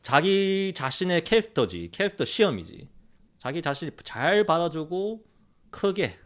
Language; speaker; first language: Korean; early bilingual, heritage; Korean